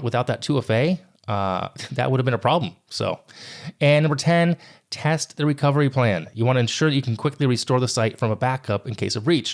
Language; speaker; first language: English; native; English